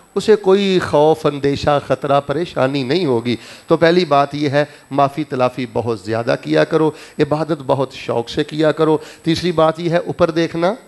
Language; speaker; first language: Urdu; non-native, local second language; Punjabi